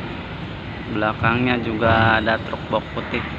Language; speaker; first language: Indonesian; native; Indonesian